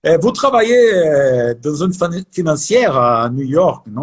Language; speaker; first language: French; non-native, learner; Portuguese